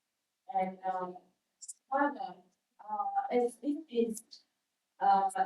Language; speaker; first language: English; non-native, learner; Vietnamese